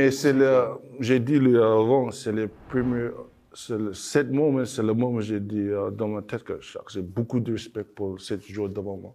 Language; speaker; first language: French; non-native, learner; English